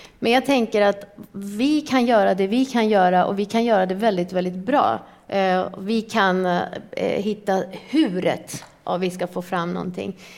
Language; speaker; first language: Swedish; early bilingual, other home language; Persian